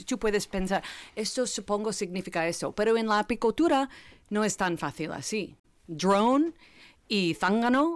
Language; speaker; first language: Spanish; non-native, learner; English